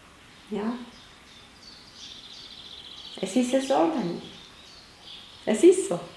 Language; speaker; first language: German; non-native, fluent; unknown